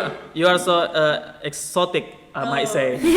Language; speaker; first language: English; non-native, learner; Indonesian